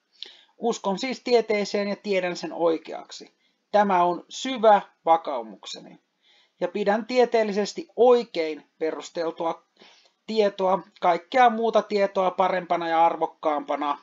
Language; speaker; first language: Finnish; native; Finnish